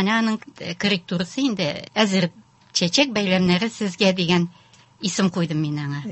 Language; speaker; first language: Tatar; native; Tatar